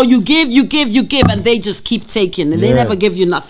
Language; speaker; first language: English; native; English